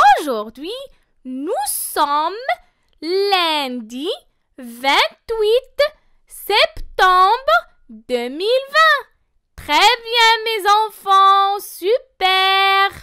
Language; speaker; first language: French; non-native, local second language; Arabic